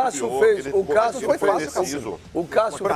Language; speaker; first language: Portuguese; native; Portuguese